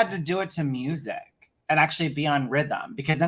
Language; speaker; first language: English; native; English